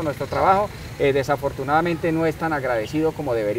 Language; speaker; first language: Spanish; native; Spanish